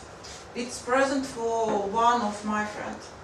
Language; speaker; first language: English; non-native, learner; Russian